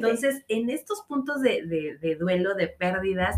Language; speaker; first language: Spanish; native; Spanish